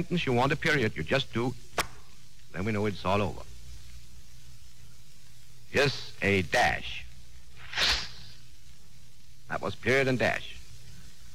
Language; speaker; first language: English; non-native, fluent; Danish